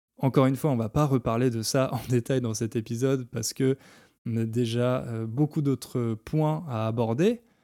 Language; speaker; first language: French; native; French